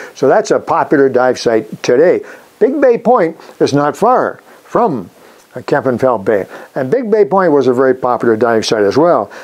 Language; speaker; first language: English; native; English